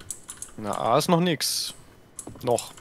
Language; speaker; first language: German; native; German